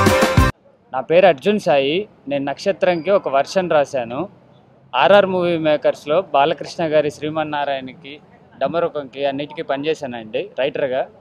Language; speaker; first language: Telugu; native; Telugu